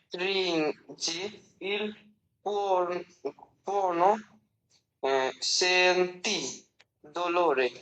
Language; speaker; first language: Italian; non-native, learner; Bangla